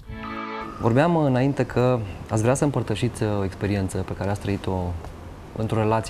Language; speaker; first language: Romanian; native; Romanian